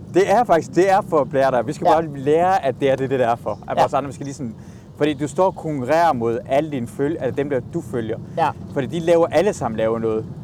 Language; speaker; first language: Danish; early bilingual, other home language; Persian